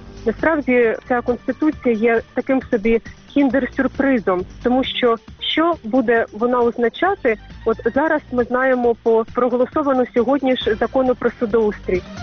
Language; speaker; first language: Ukrainian; native; Ukrainian